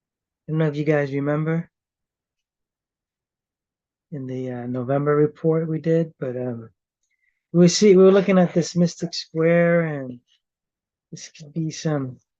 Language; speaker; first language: English; native; English